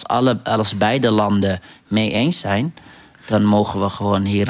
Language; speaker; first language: Dutch; non-native, fluent; Arabic